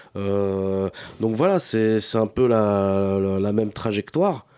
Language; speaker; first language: French; native; French